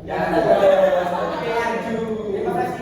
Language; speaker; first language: Indonesian; native; Indonesian